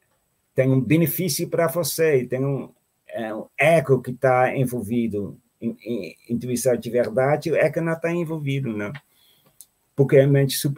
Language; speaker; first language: Portuguese; non-native, fluent; Dutch